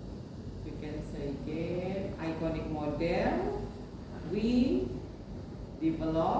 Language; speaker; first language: English; non-native, learner; Indonesian